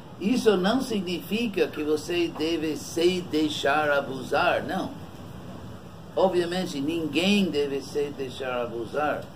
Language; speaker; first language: Portuguese; non-native, fluent; English